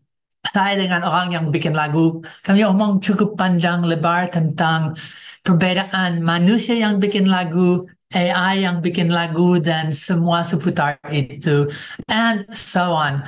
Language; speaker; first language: Indonesian; non-native, fluent; English